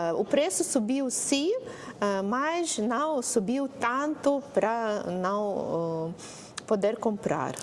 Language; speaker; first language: Portuguese; non-native, fluent; Russian